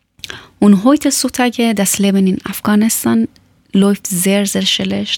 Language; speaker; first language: German; non-native, learner; Persian